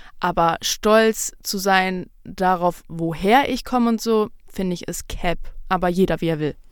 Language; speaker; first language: German; early bilingual, other home language; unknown